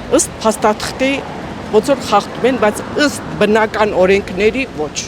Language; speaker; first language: Armenian; native; Armenian